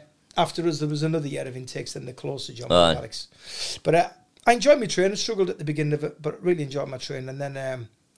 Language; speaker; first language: English; native; English